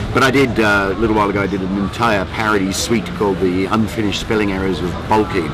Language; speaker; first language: English; native; English